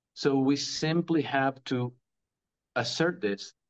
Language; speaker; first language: English; non-native, fluent; Croatian